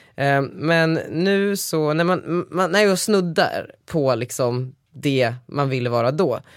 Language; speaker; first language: Swedish; native; Swedish